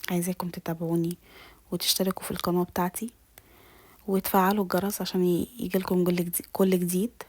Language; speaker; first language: Arabic; native; Arabic